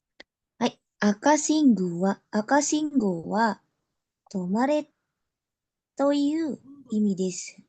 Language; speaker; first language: Japanese; non-native, learner; Indonesian